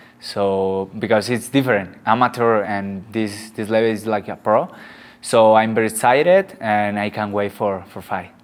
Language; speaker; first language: English; non-native, learner; Spanish